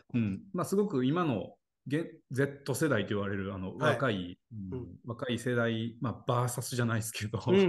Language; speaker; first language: Japanese; native; Japanese